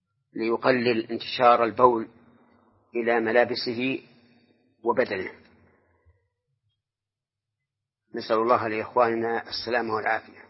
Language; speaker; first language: Arabic; native; Arabic